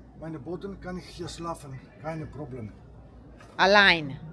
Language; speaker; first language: German; non-native, learner; Greek